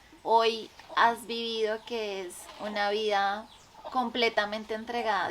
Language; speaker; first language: Spanish; native; Spanish